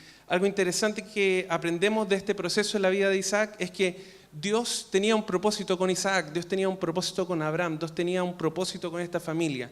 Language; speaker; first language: Spanish; native; Spanish